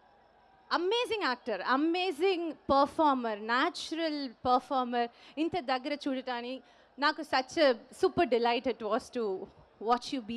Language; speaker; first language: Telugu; non-native, local second language; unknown